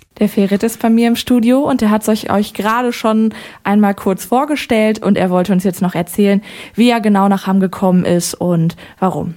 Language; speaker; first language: German; native; German